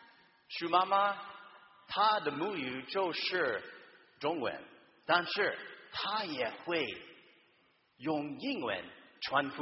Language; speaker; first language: Chinese; early bilingual, heritage; Chinese